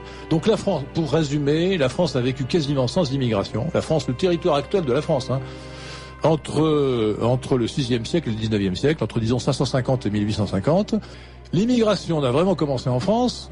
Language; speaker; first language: French; native; French